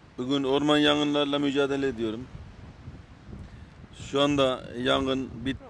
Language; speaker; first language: Turkish; native; Turkish